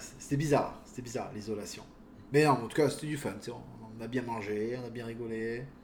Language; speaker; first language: French; native; French